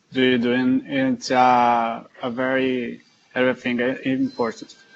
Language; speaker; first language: English; non-native, learner; Portuguese